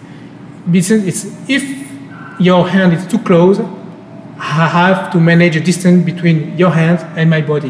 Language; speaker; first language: English; non-native, fluent; French